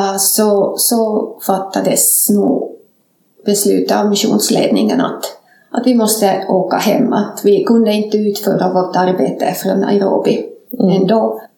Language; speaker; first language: Swedish; non-native, fluent; Estonian